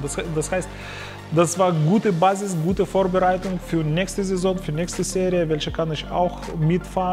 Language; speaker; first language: German; non-native, learner; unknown